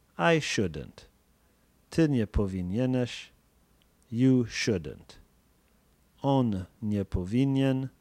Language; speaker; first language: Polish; non-native, fluent; English